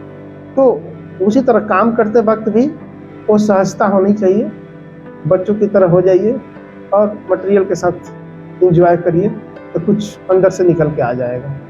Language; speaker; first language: Hindi; native; Hindi